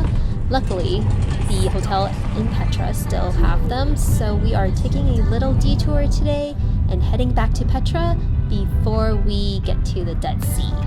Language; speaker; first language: English; native; English